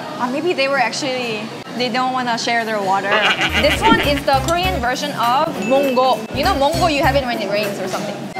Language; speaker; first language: English; non-native, local second language; Korean